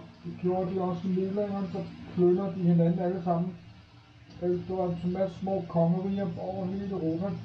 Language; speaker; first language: Danish; non-native, fluent; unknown